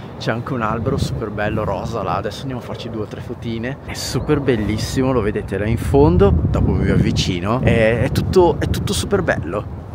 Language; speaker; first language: Italian; native; Italian